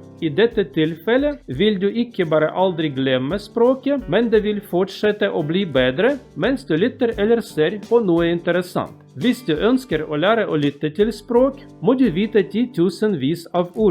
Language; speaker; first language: Norwegian; non-native, learner; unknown